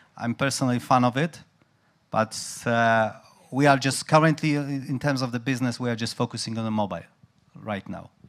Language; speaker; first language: English; non-native, fluent; Polish